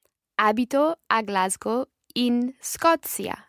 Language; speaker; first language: Italian; non-native, learner; English